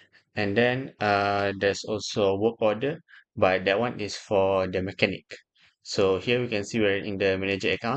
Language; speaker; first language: English; non-native, local second language; Malay